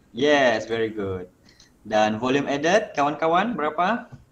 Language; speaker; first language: English; non-native, local second language; Malay